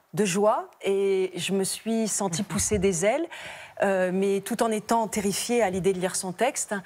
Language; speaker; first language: French; native; French